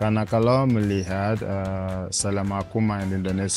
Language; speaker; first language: Indonesian; non-native, fluent; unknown